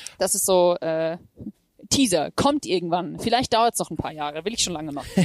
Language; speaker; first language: German; native; German